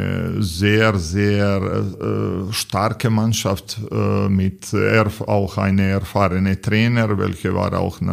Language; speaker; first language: German; non-native, learner; Serbian